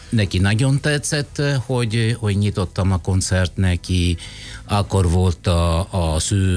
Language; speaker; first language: Hungarian; non-native, fluent; Italian